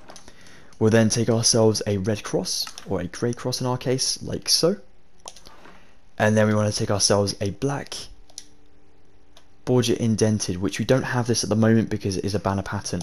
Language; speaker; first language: English; native; English